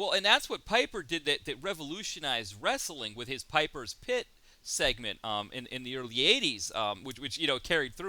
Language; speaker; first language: English; native; English